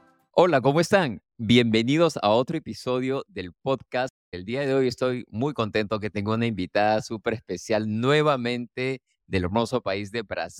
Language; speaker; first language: Spanish; native; Spanish